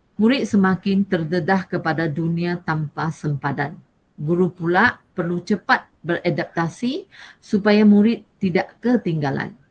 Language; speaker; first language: Malay; non-native, local second language; Chinese